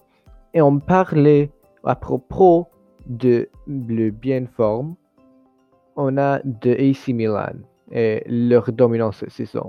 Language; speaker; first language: French; non-native, learner; English